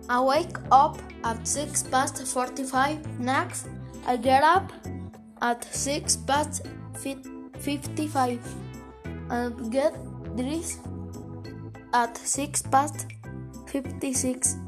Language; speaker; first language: English; non-native, learner; Spanish